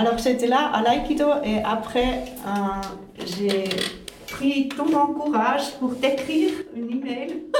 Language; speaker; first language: French; non-native, fluent; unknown